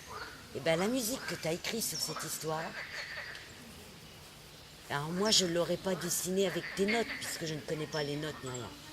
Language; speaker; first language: French; native; French